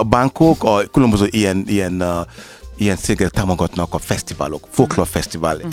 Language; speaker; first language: Hungarian; non-native, learner; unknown